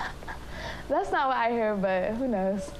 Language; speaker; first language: English; native; English